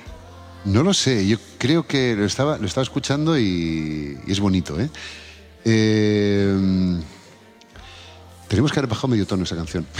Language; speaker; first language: Spanish; native; Spanish